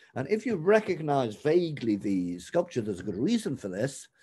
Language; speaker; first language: English; native; English